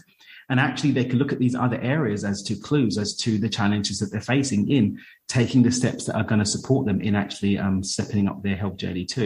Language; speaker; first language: English; native; English